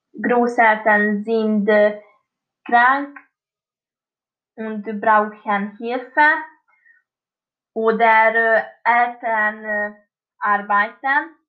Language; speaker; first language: German; non-native, learner; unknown